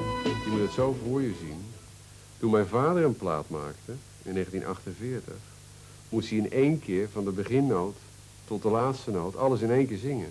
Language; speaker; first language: Dutch; native; Dutch